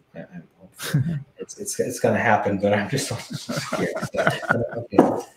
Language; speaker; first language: English; non-native, fluent; Swedish